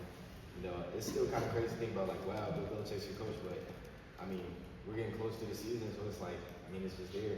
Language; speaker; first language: English; native; English